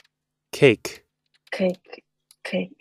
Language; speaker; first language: English; non-native, learner; Vietnamese